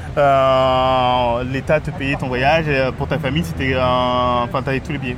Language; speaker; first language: French; native; French